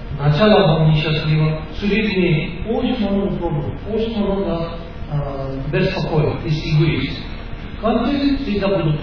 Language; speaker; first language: Russian; non-native, learner; Tibetan